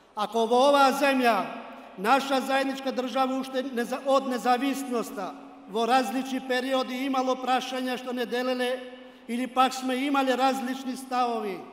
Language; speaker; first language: Macedonian; non-native, local second language; Albanian